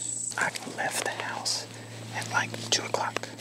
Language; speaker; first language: English; native; English